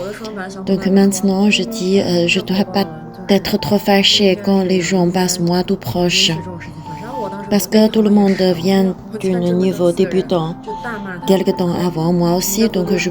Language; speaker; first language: French; non-native, fluent; Chinese